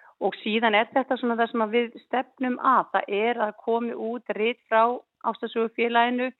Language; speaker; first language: Icelandic; native; Icelandic